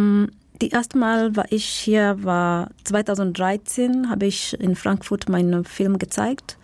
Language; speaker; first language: German; non-native, learner; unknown